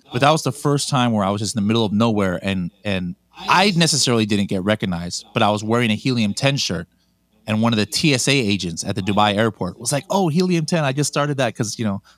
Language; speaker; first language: English; native; English